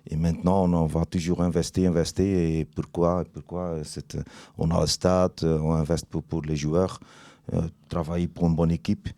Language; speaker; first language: French; non-native, learner; Dutch